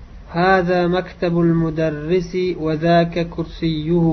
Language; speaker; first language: Arabic; non-native, fluent; Uzbek